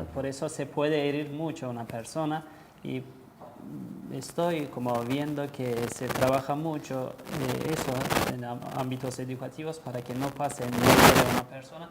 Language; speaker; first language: Spanish; non-native, learner; Turkish